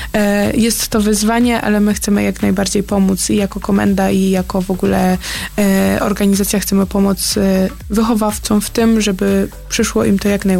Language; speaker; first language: Polish; native; Polish